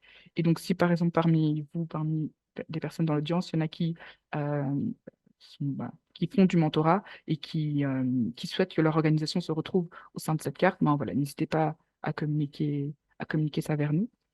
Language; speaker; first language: French; native; French